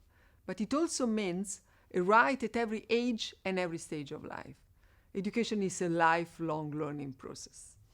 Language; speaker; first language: English; non-native, fluent; Italian